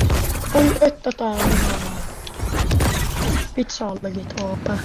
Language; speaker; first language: Finnish; native; Finnish